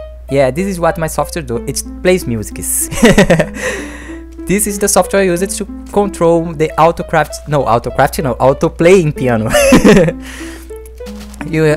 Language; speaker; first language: English; non-native, fluent; Portuguese